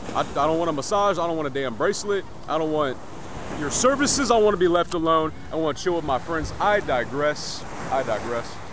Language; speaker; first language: English; native; English